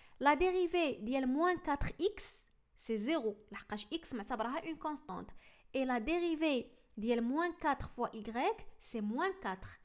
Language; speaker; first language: French; non-native, local second language; Arabic